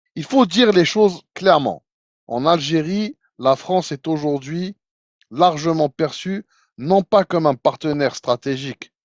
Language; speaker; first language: French; non-native, local second language; Arabic